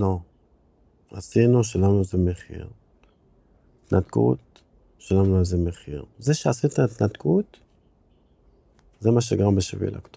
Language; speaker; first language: Hebrew; non-native, local second language; Arabic